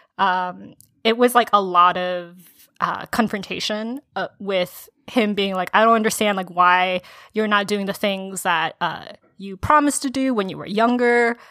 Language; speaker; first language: English; early bilingual, other home language; Korean